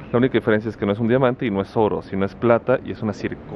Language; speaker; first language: Spanish; native; Spanish